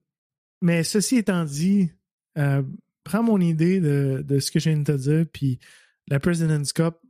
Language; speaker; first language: French; native; French